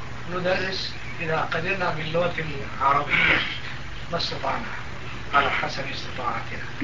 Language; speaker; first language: Arabic; non-native, fluent; Turkish